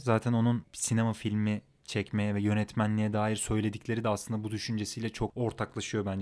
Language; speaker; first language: Turkish; native; Turkish